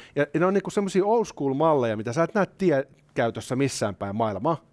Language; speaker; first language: Finnish; native; Finnish